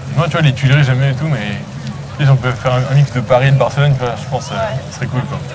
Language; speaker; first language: French; native; French